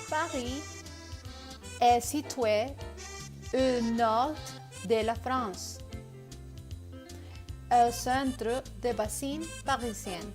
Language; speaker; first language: French; non-native, learner; Spanish